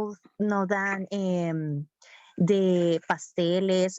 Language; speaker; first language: English; non-native, learner; Spanish